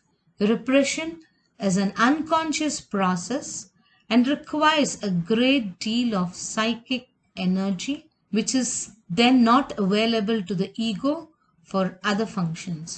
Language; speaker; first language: English; non-native, local second language; Kannada